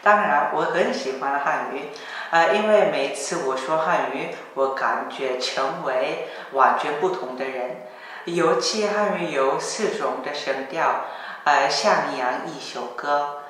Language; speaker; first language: Chinese; non-native, learner; Korean